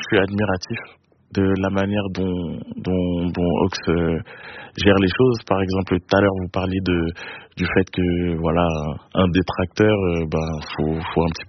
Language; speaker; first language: French; native; French